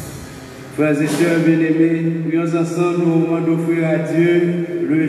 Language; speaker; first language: French; non-native, local second language; Haitian Creole